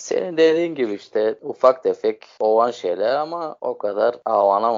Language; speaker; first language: Turkish; native; Turkish